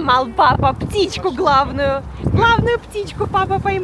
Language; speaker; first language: Russian; native; Russian